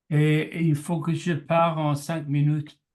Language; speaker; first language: French; non-native, learner; English